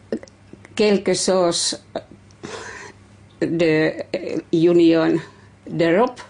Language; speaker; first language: French; non-native, learner; Finnish